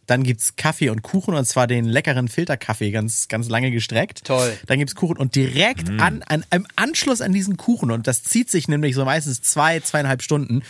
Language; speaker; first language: German; native; German